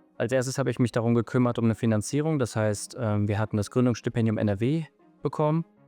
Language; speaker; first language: German; native; German